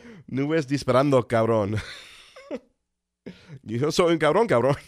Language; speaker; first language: Spanish; early bilingual, other home language; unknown